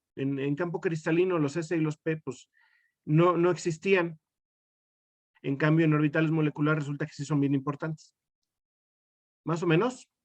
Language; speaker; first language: Spanish; native; Spanish